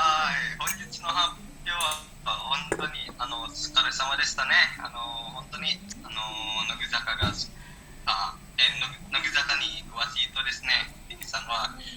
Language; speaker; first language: Japanese; non-native, learner; Indonesian